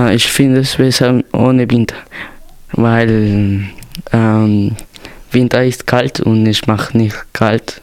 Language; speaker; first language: German; early bilingual, other home language; Spanish